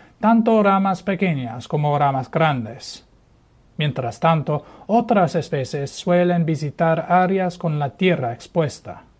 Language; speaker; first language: Spanish; non-native, fluent; English